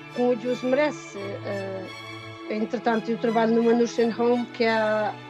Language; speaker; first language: Portuguese; native; Portuguese